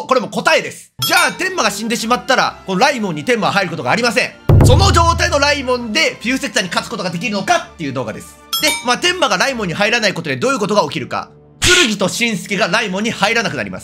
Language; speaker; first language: Japanese; native; Japanese